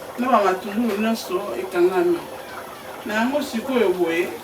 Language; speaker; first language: Lingala; non-native, local second language; Kongo